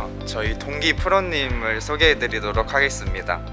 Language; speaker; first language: Korean; native; Korean